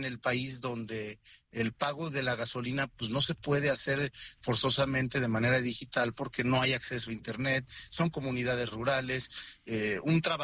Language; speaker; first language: Spanish; native; Spanish